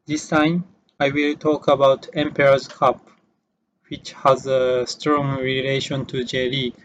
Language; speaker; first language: English; non-native, learner; Japanese